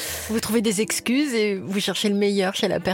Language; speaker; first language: French; native; French